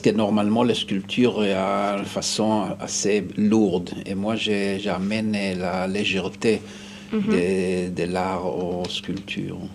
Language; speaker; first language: French; non-native, fluent; Hebrew